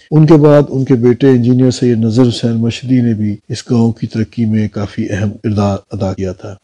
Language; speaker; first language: Urdu; native; Urdu